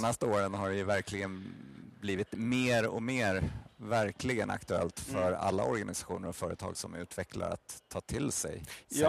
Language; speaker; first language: Swedish; native; Swedish